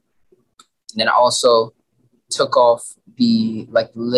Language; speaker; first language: English; non-native, local second language; Filipino